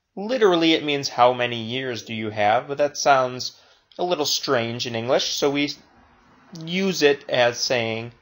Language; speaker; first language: English; native; English